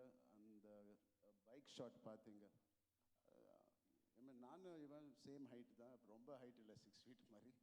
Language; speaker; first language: Tamil; non-native, local second language; Telugu